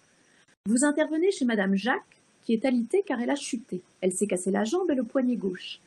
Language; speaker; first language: French; native; French